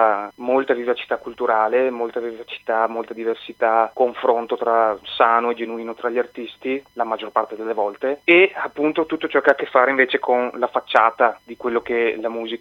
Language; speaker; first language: Italian; native; Italian